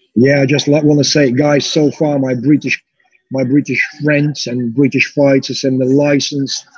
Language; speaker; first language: English; non-native, fluent; Russian